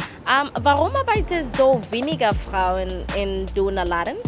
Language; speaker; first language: German; non-native, learner; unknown